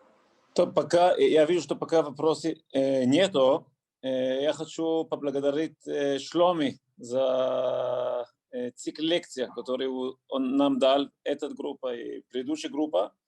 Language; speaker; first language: Russian; non-native, fluent; Hebrew